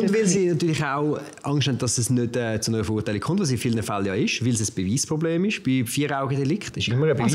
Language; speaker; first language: German; native; German